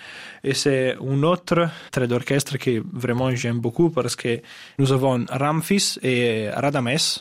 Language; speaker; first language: French; non-native, fluent; Italian